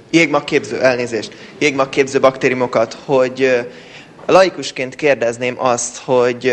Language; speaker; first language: Hungarian; native; Hungarian